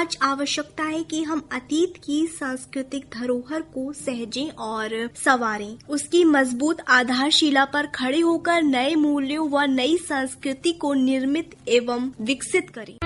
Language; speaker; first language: Hindi; native; Hindi